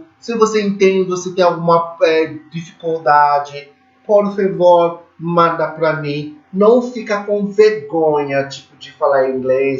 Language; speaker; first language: Portuguese; non-native, fluent; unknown